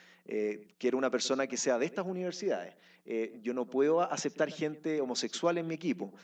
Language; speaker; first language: Spanish; native; Spanish